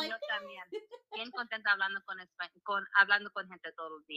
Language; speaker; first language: Spanish; early bilingual, heritage; Spanish